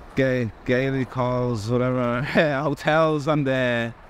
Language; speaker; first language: English; native; English